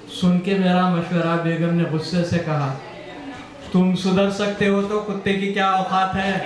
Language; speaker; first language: Urdu; native; Urdu